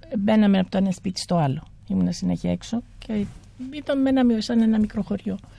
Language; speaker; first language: Greek; early bilingual, heritage; Greek